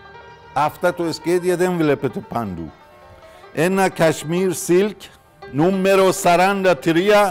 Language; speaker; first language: Greek; non-native, learner; Persian